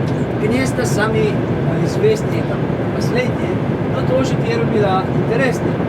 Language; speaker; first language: Russian; non-native, fluent; Italian